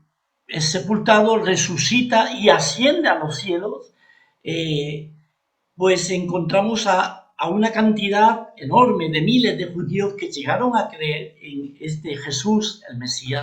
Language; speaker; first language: Spanish; native; Spanish